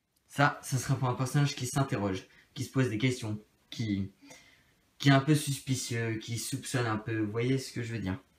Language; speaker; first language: French; native; French